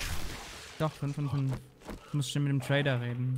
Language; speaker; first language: German; native; German